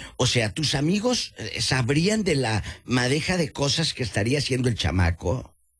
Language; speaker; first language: Spanish; native; Spanish